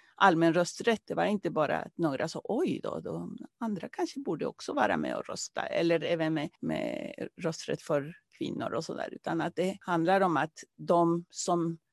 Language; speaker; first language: Swedish; non-native, fluent; Spanish